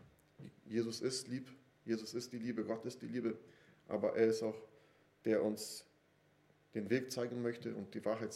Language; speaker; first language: German; non-native, fluent; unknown